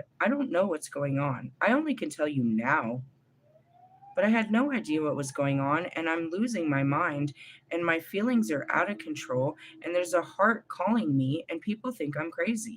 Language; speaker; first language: English; native; English